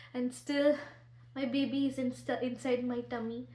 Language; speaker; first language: English; non-native, local second language; Malayalam